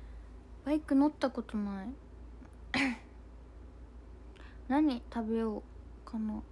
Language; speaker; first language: Japanese; native; Japanese